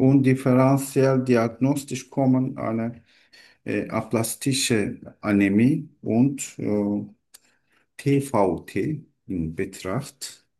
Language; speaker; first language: German; non-native, learner; Turkish